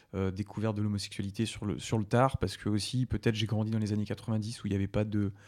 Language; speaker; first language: French; native; French